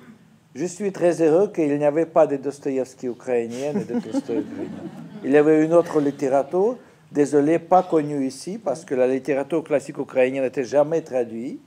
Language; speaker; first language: French; non-native, fluent; Russian